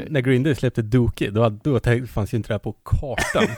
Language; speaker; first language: Swedish; native; Swedish